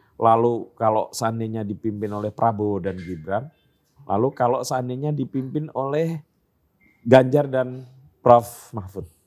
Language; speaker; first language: Indonesian; native; Indonesian